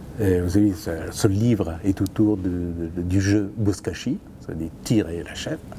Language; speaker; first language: French; non-native, fluent; Persian